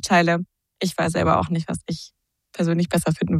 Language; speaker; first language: German; native; German